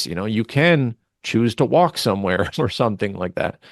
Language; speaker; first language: English; native; English